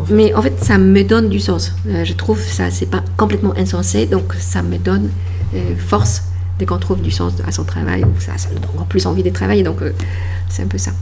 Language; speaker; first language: French; non-native, fluent; Polish